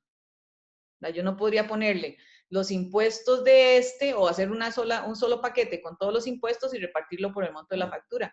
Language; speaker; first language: Spanish; native; Spanish